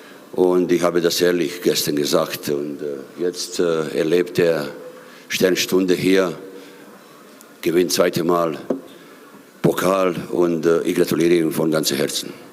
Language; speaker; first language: German; non-native, fluent; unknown